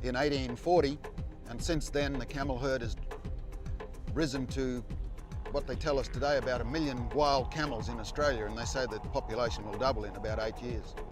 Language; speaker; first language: English; native; English